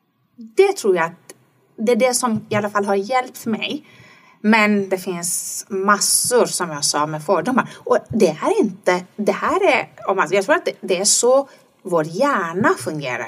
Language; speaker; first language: Swedish; non-native, fluent; Persian